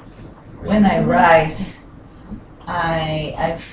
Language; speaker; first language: English; non-native, learner; Portuguese